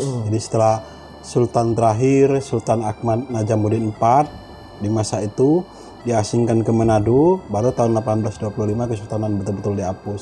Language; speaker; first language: Indonesian; native; Indonesian